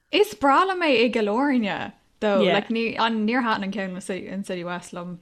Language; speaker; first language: Irish; non-native, local second language; English